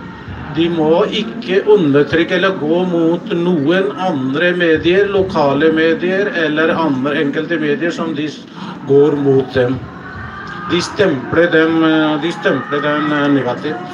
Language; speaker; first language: Norwegian; non-native, fluent; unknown